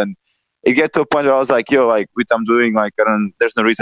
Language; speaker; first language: English; non-native, fluent; Portuguese